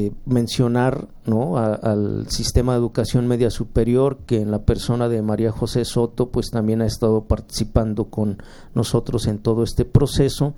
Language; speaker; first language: Spanish; native; Spanish